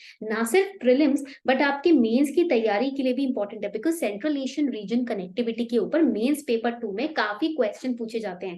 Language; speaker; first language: Hindi; native; Hindi